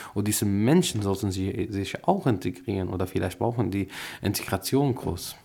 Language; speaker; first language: German; non-native, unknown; Arabic